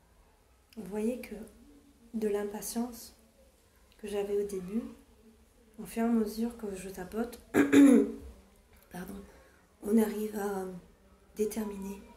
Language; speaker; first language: French; non-native, fluent; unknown